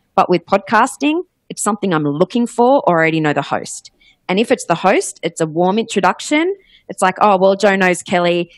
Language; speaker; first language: English; native; English